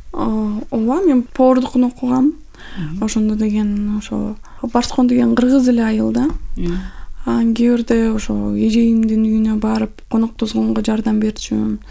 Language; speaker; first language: Kyrgyz; non-native, local second language; Russian